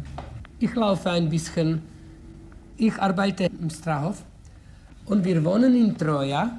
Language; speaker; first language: German; non-native, fluent; Czech